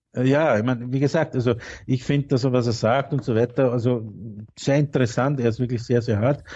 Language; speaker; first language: German; native; German